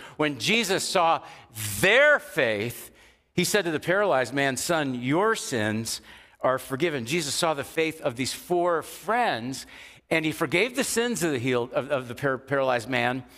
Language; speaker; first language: English; native; English